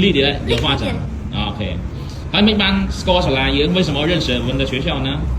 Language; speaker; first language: Chinese; non-native, fluent; Khmer